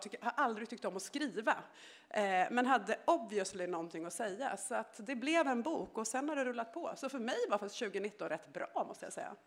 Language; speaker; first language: Swedish; native; Swedish